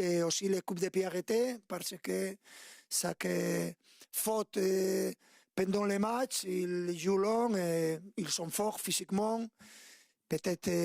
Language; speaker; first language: French; non-native, fluent; Spanish